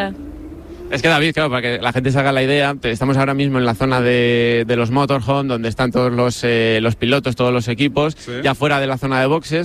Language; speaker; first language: Spanish; native; Spanish